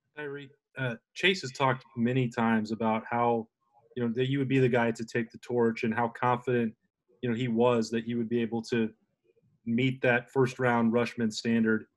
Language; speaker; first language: English; native; English